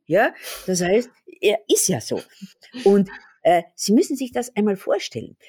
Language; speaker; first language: German; native; German